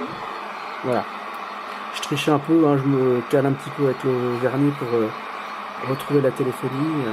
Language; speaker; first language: French; native; French